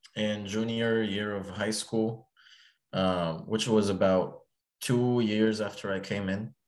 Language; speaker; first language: English; early bilingual, other home language; Arabic